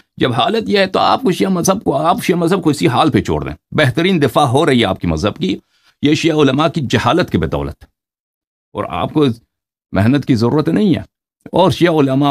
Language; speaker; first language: Hindi; non-native, fluent; Persian